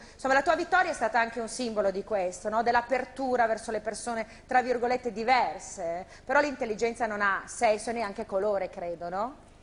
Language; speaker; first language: Italian; native; Italian